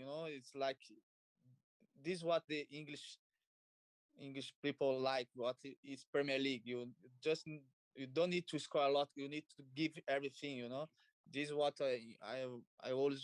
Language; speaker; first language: English; non-native, learner; Portuguese